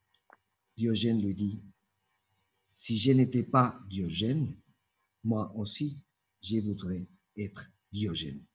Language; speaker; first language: French; non-native, fluent; Spanish